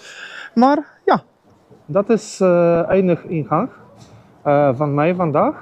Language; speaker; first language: Dutch; non-native, learner; Polish